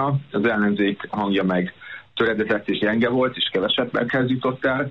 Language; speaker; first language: Hungarian; native; Hungarian